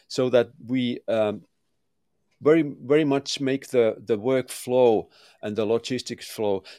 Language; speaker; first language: English; non-native, fluent; Finnish